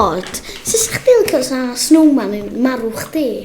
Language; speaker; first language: Welsh; native; Welsh